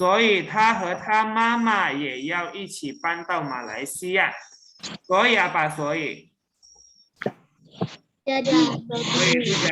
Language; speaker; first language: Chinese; non-native, local second language; Indonesian